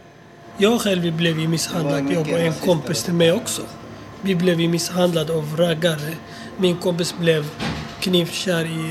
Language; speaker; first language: Swedish; non-native, fluent; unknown